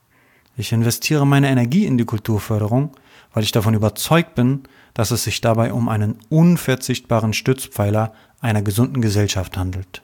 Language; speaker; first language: German; native; German